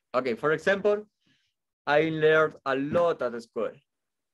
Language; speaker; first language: English; non-native, fluent; Spanish